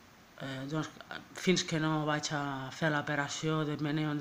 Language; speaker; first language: Catalan; non-native, learner; French